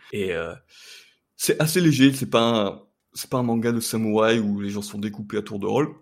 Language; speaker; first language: French; native; French